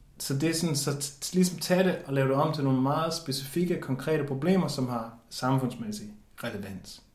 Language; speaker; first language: Danish; native; Danish